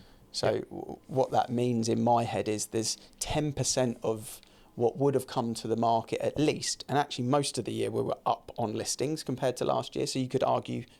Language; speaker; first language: English; native; English